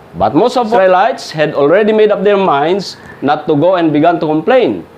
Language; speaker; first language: English; non-native, local second language; Filipino